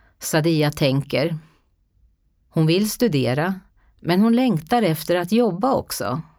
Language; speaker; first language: Swedish; native; Swedish